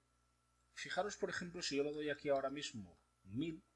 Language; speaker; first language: Spanish; native; Spanish